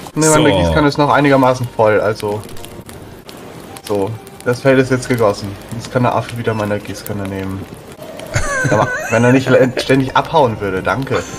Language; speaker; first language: German; native; German